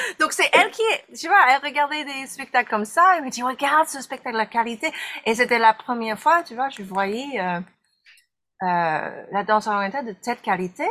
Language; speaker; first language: French; non-native, fluent; English